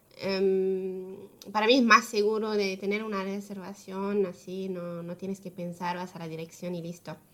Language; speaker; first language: Spanish; non-native, fluent; French